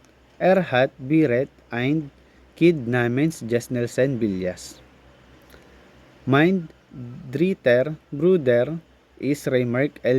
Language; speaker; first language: German; non-native, learner; Filipino